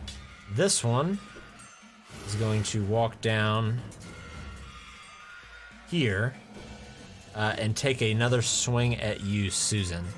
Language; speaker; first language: English; native; English